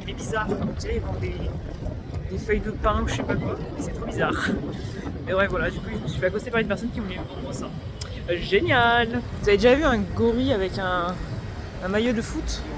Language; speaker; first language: French; native; French